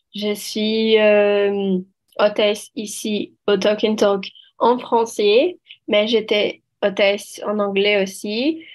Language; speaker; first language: French; non-native, fluent; Portuguese